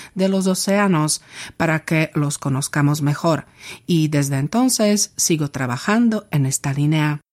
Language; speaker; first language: Spanish; non-native, fluent; Slovak